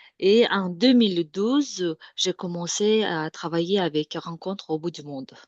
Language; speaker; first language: French; non-native, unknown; Kyrgyz